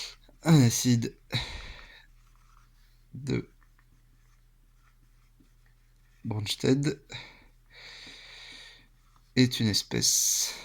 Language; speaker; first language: French; native; French